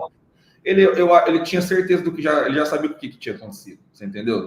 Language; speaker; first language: Portuguese; native; Portuguese